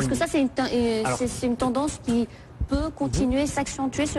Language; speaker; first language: French; native; French